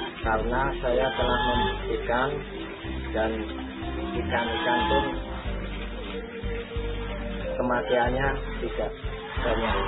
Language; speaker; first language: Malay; non-native, local second language; Javanese